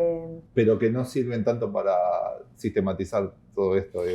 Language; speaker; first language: Spanish; native; Spanish